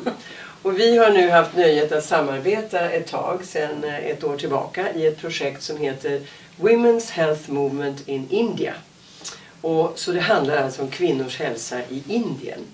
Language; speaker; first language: Swedish; native; Swedish